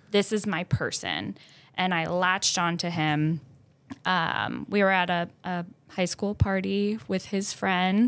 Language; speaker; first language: English; native; English